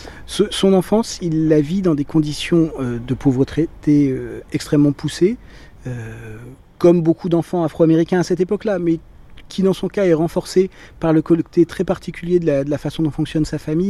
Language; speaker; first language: French; native; French